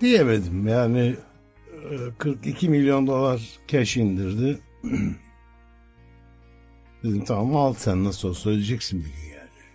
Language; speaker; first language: Turkish; native; Turkish